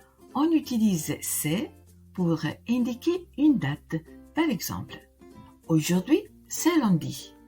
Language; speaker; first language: French; non-native, fluent; Italian